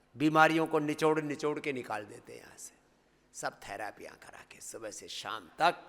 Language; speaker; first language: Hindi; native; Hindi